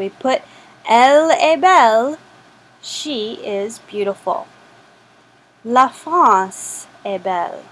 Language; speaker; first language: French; non-native, fluent; English